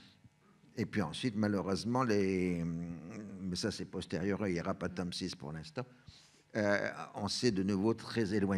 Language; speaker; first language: French; native; French